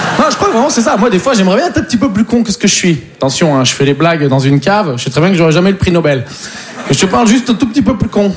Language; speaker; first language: French; native; French